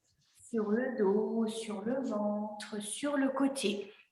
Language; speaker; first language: French; native; French